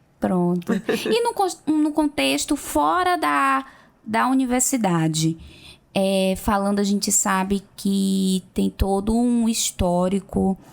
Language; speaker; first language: Portuguese; native; Portuguese